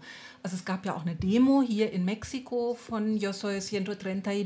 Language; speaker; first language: German; native; German